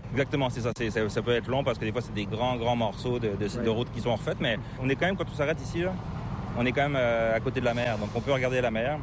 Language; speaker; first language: French; native; French